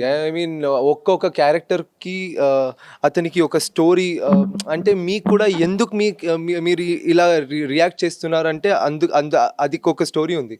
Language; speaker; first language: Telugu; non-native, local second language; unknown